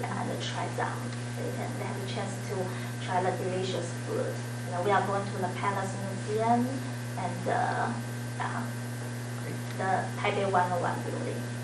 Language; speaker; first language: English; non-native, learner; Chinese